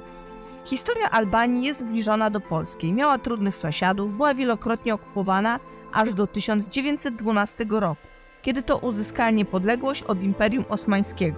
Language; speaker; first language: Polish; native; Polish